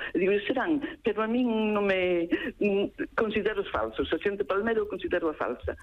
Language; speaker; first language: Galician; native; Galician